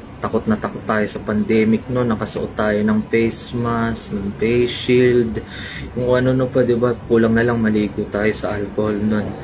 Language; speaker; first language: Filipino; native; Filipino